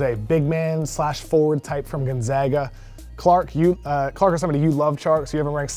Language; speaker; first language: English; native; English